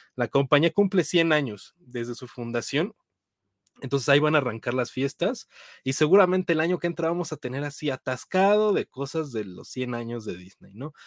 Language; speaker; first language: Spanish; native; Spanish